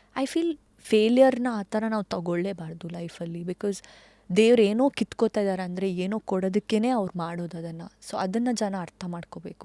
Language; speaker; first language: Kannada; non-native, local second language; Tulu